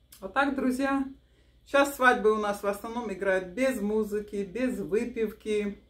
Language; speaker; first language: Russian; non-native, local second language; Avaric